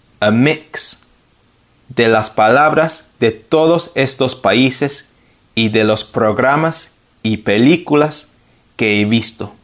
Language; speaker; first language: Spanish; non-native, fluent; English